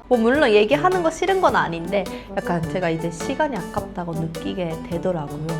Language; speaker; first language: Korean; non-native, fluent; Japanese